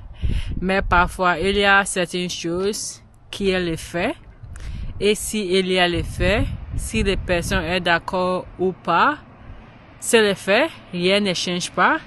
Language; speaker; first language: French; non-native, learner; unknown